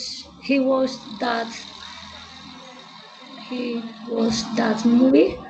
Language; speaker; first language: English; non-native, learner; Spanish